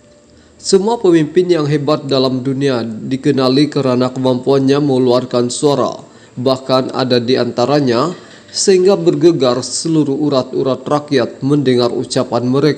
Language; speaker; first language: Malay; native; Malay